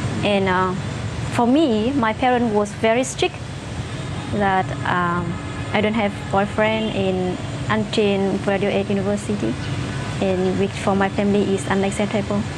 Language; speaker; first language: English; non-native, fluent; Vietnamese